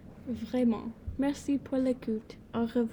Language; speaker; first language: French; non-native, learner; English